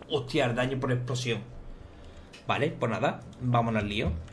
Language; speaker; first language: Spanish; native; Spanish